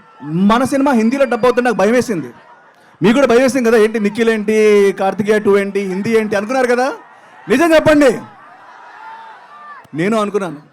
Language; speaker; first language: Telugu; native; Telugu